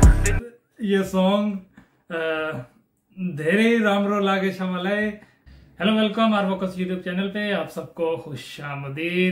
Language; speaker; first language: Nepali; non-native, learner; Urdu